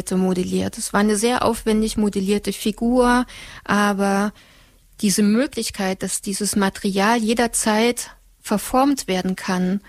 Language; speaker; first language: German; native; German